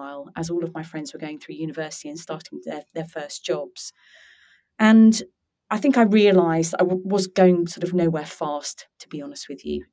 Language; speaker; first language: English; native; English